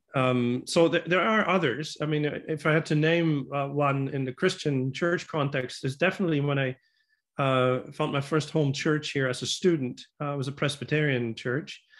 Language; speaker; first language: English; non-native, fluent; German